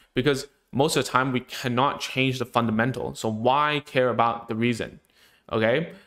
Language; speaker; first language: English; non-native, local second language; Cantonese